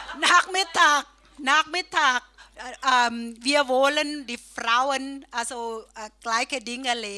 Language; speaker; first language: German; non-native, learner; Thai